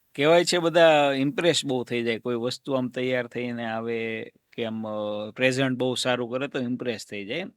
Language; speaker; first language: Gujarati; native; Gujarati